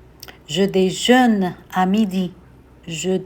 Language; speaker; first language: French; non-native, fluent; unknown